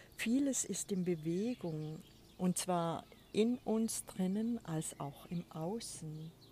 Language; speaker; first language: German; native; German